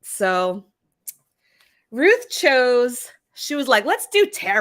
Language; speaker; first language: English; native; English